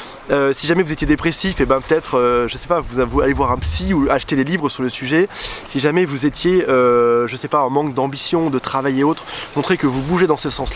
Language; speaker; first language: French; native; French